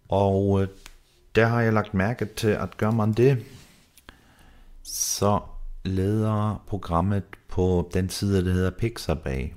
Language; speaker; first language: Danish; non-native, fluent; German